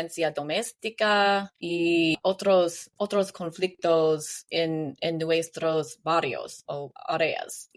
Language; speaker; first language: Spanish; non-native, learner; English